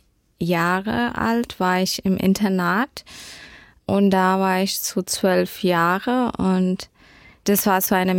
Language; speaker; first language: German; early bilingual, heritage; German